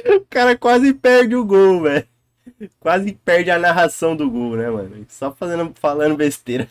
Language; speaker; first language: Portuguese; native; Portuguese